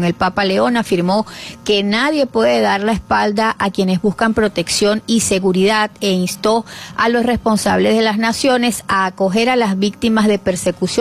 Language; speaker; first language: Spanish; native; Spanish